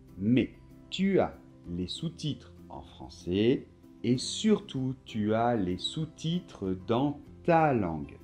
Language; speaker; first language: French; native; French